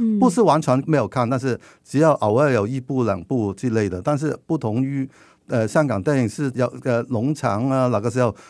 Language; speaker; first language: Chinese; non-native, local second language; Cantonese